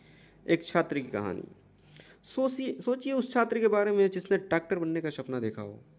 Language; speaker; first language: Hindi; native; Hindi